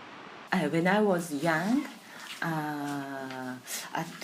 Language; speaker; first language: English; non-native, learner; Japanese